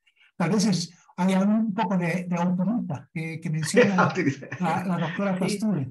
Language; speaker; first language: Spanish; native; Spanish